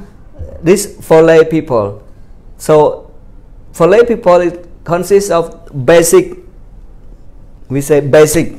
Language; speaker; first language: English; non-native, fluent; Khmer